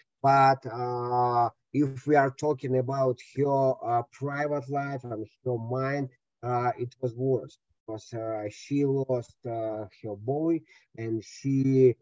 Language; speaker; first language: English; non-native, learner; Russian